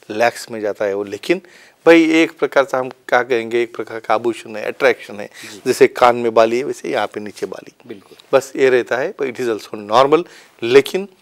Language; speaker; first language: Hindi; non-native, local second language; Marathi